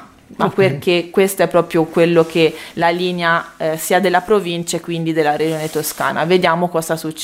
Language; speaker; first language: Italian; native; Italian